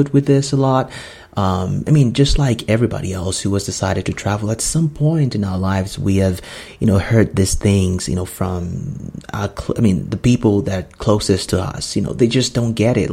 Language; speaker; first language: English; non-native, local second language; Yoruba